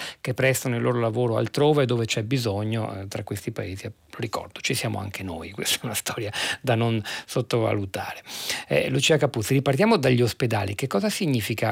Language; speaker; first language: Italian; native; Italian